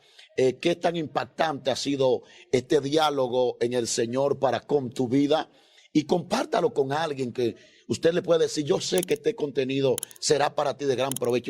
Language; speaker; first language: Spanish; native; Spanish